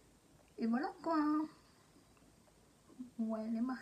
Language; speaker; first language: French; native; French